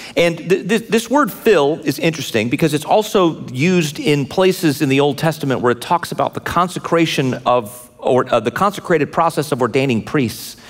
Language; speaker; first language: English; native; English